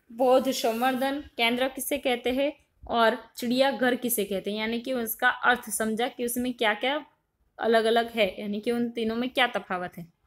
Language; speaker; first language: Hindi; non-native, local second language; Gujarati